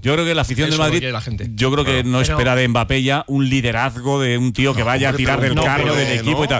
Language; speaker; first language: Spanish; native; Spanish